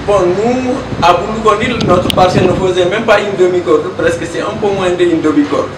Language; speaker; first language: French; non-native, local second language; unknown